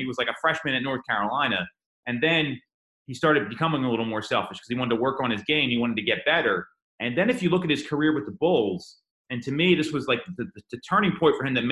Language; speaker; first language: English; native; English